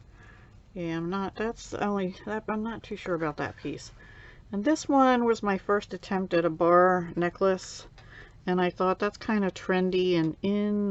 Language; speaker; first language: English; native; English